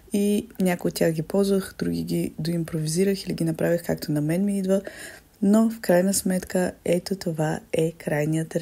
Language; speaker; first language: Bulgarian; native; Bulgarian